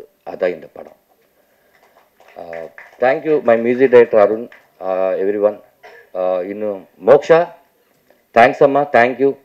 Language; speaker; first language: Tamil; non-native, local second language; Telugu